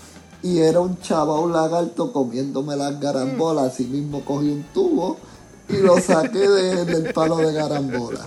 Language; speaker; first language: Spanish; native; Spanish